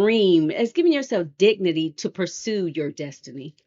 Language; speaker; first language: English; native; English